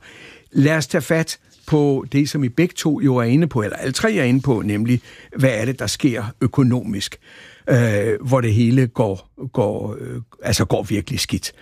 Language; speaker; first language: Danish; native; Danish